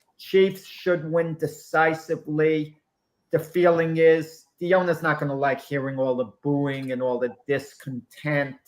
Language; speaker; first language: English; native; English